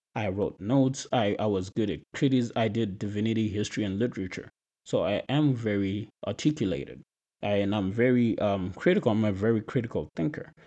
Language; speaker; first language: English; non-native, local second language; Shona